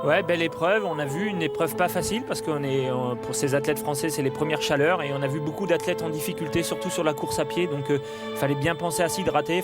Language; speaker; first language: French; native; French